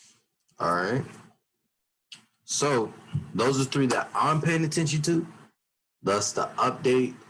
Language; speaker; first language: English; native; English